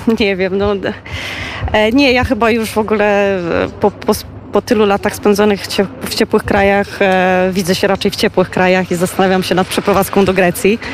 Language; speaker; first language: Polish; native; Polish